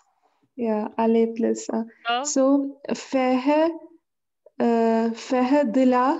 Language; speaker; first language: French; non-native, learner; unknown